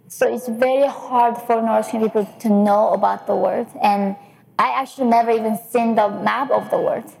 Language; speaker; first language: English; early bilingual, other home language; Korean